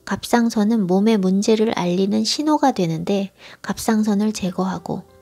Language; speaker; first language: Korean; native; Korean